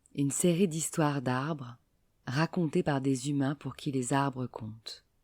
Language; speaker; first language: French; native; French